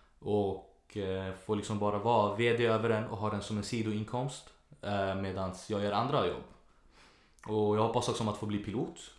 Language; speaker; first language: Swedish; early bilingual, other home language; Arabic